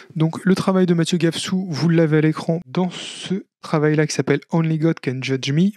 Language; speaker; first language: French; native; French